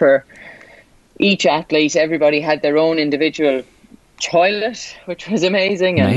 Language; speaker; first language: English; native; English